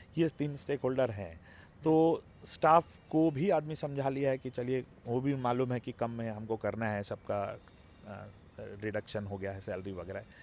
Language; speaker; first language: Hindi; non-native, local second language; Tamil